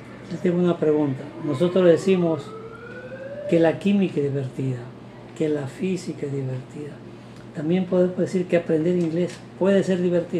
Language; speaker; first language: Spanish; native; Spanish